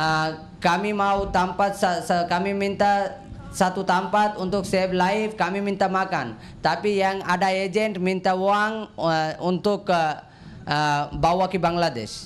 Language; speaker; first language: Indonesian; non-native, learner; Rohingya